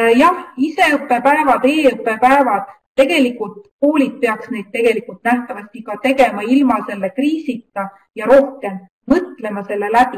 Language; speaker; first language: Estonian; native; Estonian